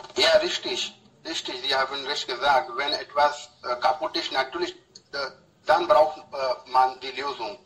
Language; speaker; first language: German; non-native, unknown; Hindi